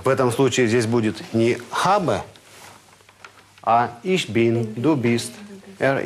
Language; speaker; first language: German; non-native, fluent; Russian